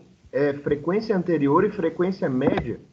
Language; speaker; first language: Portuguese; native; Portuguese